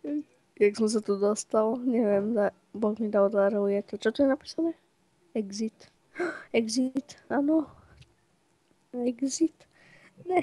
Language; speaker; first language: Czech; non-native, local second language; Slovak